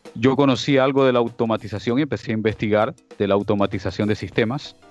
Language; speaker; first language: Spanish; native; Spanish